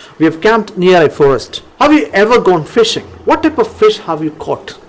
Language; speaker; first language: English; non-native, local second language; Malayalam